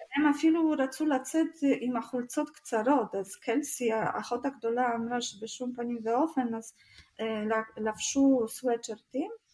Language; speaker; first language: Hebrew; non-native, fluent; Russian